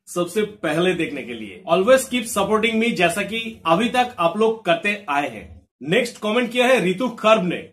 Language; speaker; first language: Hindi; non-native, local second language; Bangla